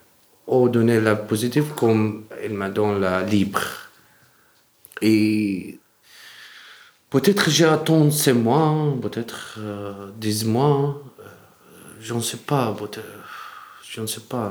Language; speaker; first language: French; non-native, learner; Arabic